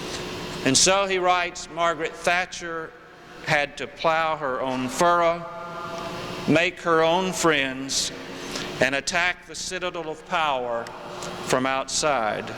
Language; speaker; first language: English; native; English